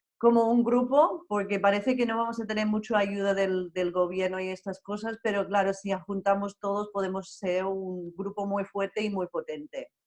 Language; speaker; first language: Spanish; non-native, fluent; English